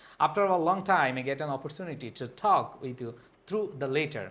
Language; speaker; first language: English; non-native, local second language; Bangla